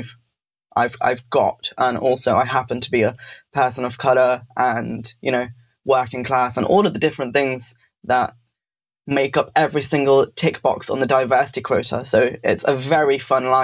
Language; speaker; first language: English; native; English